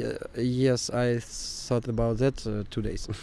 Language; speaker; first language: English; non-native, learner; Ukrainian